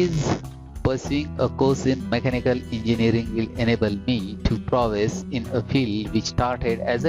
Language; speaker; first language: English; non-native, local second language; Marathi